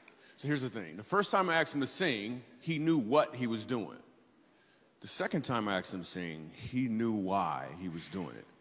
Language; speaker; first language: English; native; English